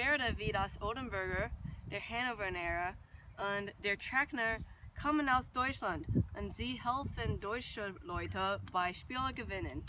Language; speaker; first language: German; non-native, learner; English